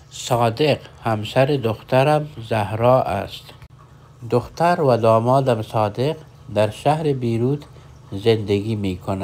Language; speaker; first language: Persian; non-native, fluent; Urdu